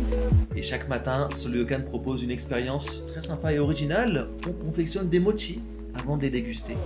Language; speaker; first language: French; native; French